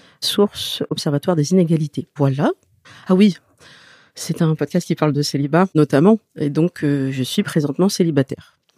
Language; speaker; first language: French; native; French